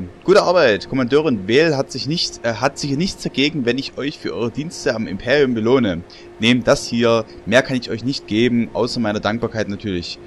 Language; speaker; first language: German; native; German